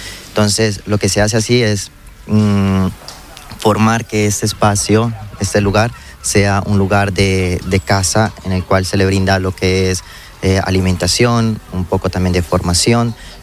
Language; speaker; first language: Spanish; native; Spanish